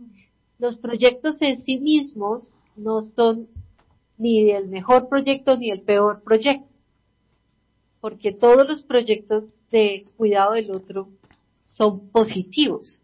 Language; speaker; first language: Spanish; native; Spanish